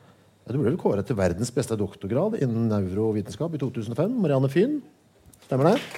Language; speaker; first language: Norwegian; native; Norwegian